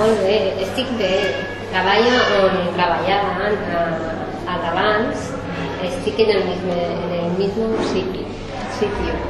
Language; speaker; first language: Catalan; non-native, learner; Spanish